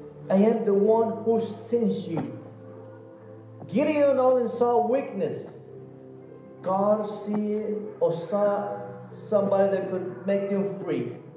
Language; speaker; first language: English; non-native, learner; Spanish